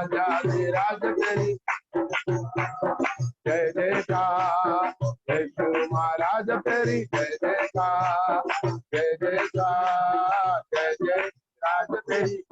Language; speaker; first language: Hindi; non-native, local second language; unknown